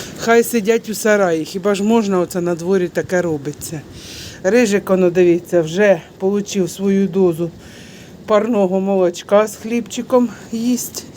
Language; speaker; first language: Ukrainian; non-native, local second language; Russian